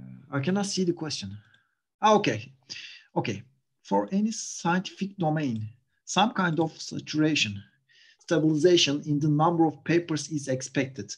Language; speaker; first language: English; non-native, fluent; Turkish